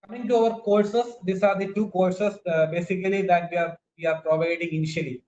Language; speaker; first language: English; non-native, local second language; Malayalam